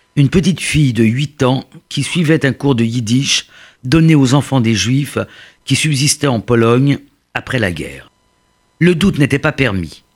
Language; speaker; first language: French; native; French